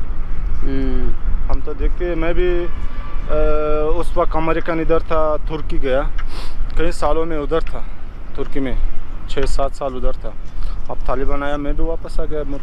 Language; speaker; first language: Hindi; non-native, learner; Pashto